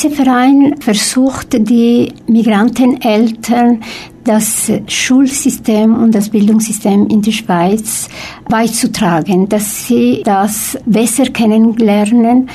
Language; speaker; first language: German; non-native, fluent; Spanish